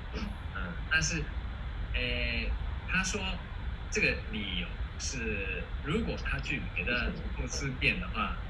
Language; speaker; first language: Chinese; non-native, fluent; Japanese